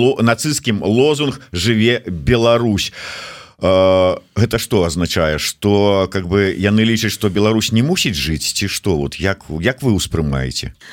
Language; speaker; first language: Belarusian; native; Belarusian